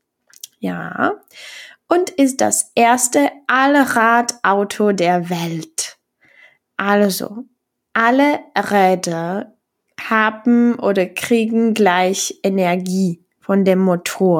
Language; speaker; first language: German; non-native, fluent; Czech